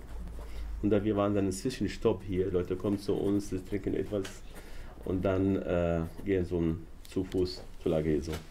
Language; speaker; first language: German; non-native, learner; Arabic